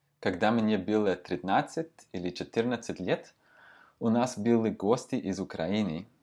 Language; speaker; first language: Russian; non-native, fluent; Swiss German